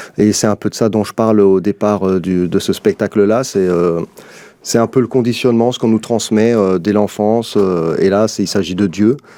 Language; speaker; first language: French; early bilingual, other home language; Arabic